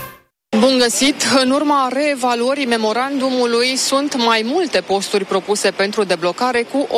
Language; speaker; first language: Romanian; native; Romanian